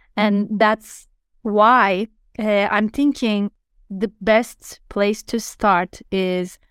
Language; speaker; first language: English; non-native, fluent; Turkish